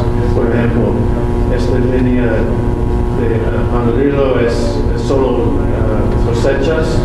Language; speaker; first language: Spanish; non-native, learner; English